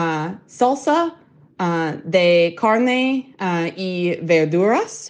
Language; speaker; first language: Spanish; non-native, learner; English